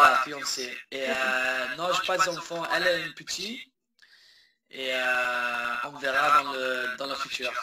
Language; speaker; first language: French; early bilingual, heritage; English